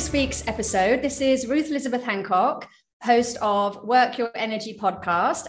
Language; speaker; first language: English; native; English